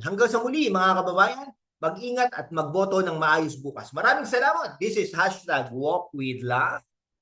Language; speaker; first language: Filipino; native; Filipino